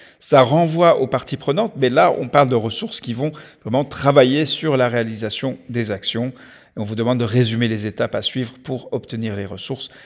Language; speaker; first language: French; native; French